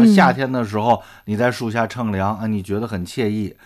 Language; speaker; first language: Chinese; native; Chinese